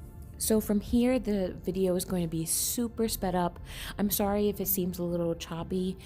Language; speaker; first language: English; native; English